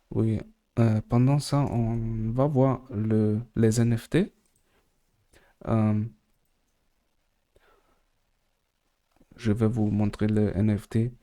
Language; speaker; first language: French; non-native, learner; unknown